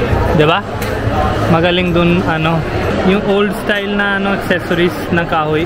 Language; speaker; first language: Filipino; non-native, learner; Hindi